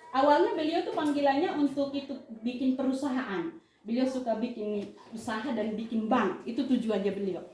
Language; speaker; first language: Indonesian; native; Indonesian